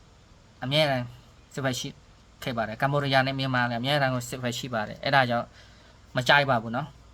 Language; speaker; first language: Burmese; non-native, learner; Khmer